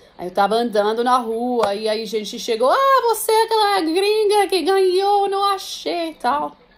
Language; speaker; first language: Portuguese; non-native, fluent; English